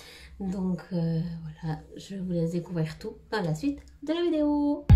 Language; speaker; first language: French; native; French